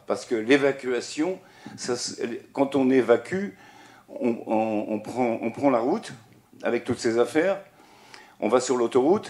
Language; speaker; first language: French; native; French